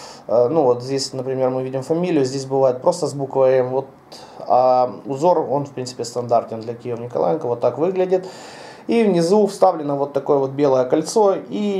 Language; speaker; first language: Russian; native; Russian